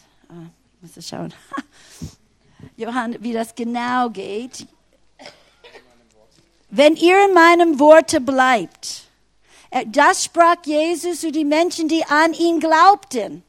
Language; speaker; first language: German; non-native, fluent; English